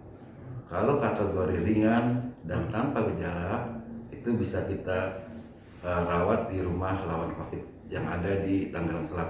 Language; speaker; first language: Indonesian; native; Indonesian